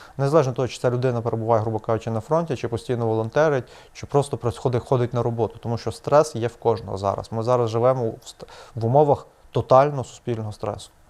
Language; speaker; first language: Ukrainian; native; Ukrainian